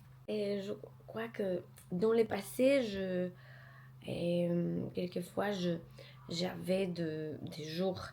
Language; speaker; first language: French; non-native, learner; Polish